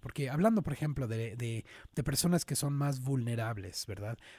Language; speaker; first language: Spanish; native; Spanish